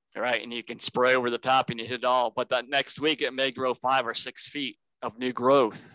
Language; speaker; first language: English; native; English